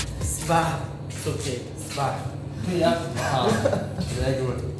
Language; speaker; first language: German; non-native, learner; Portuguese